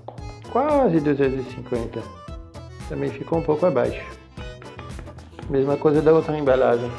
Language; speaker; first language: Portuguese; non-native, fluent; French